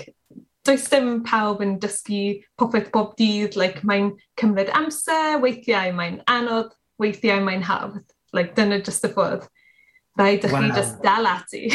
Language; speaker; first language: Welsh; non-native, learner; English